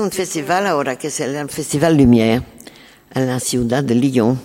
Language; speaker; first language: Spanish; non-native, learner; French